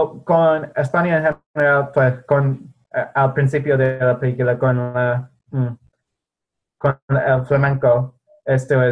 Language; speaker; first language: Spanish; non-native, fluent; English